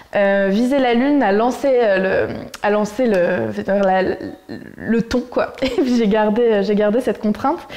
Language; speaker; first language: French; native; French